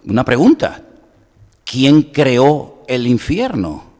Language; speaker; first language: Spanish; native; Spanish